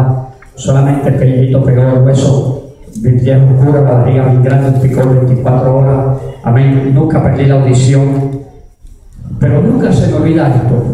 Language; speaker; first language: Spanish; native; Spanish